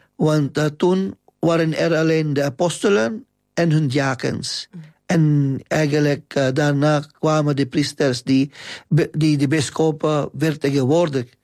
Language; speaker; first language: Dutch; non-native, fluent; Filipino